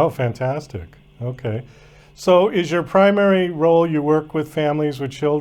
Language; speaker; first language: English; native; English